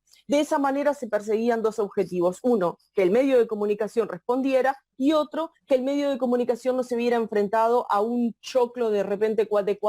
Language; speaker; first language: Spanish; native; Spanish